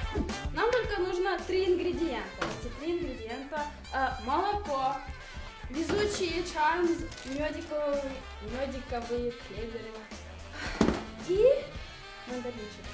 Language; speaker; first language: Russian; early bilingual, heritage; Russian